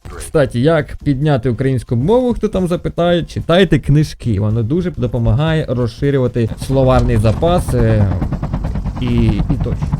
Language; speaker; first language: Ukrainian; non-native, local second language; Russian